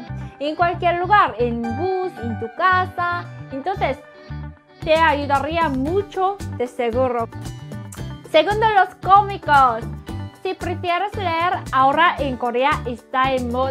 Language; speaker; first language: Spanish; non-native, fluent; Korean